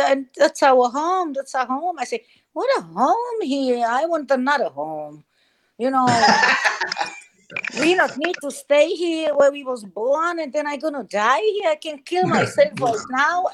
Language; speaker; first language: English; non-native, learner; German